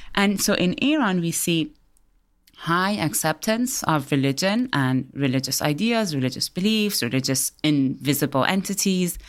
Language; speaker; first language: English; early bilingual, other home language; Persian